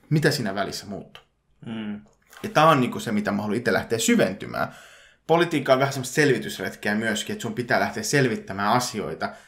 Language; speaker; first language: Finnish; early bilingual, other home language; Punjabi